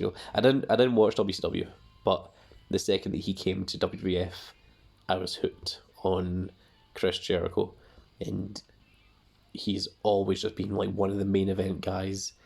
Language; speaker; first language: English; native; English